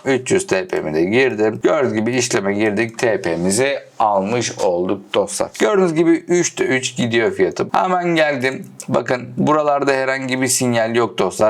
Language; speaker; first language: Turkish; native; Turkish